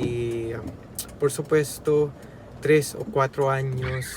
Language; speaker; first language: Spanish; non-native, learner; Filipino